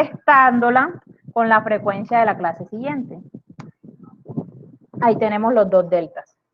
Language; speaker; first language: Spanish; native; Spanish